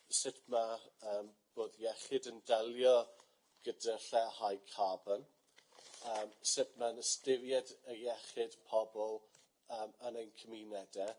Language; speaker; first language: Welsh; non-native, fluent; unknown